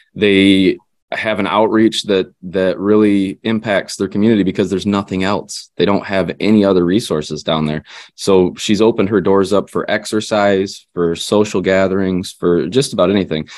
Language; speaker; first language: English; native; English